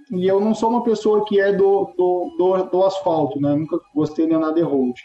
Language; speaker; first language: Portuguese; native; Portuguese